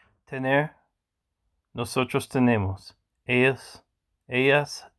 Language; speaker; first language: Spanish; non-native, learner; English